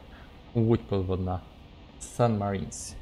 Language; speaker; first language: Polish; native; Polish